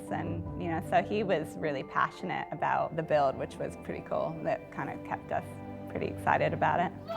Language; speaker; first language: English; native; English